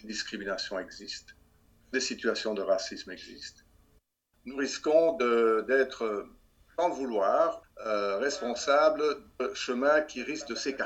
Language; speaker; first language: French; native; French